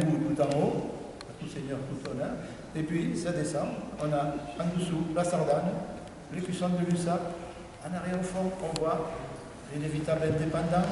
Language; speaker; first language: French; native; French